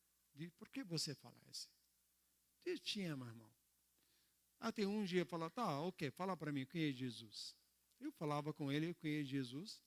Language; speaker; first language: Portuguese; non-native, learner; Arabic